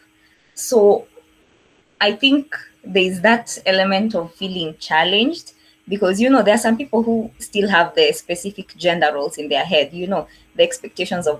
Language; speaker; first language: English; non-native, local second language; Swahili